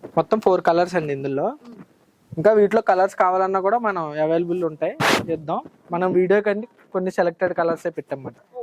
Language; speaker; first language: Telugu; non-native, local second language; Tamil